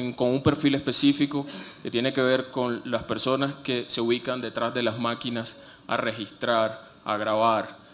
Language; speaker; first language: Spanish; native; Spanish